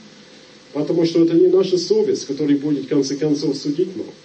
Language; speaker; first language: Russian; non-native, fluent; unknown